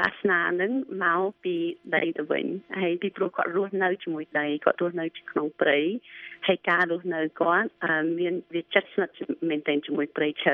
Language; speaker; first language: Khmer; early bilingual, heritage; Khmer